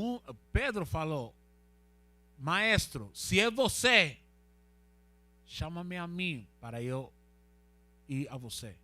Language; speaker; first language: Portuguese; non-native, learner; Spanish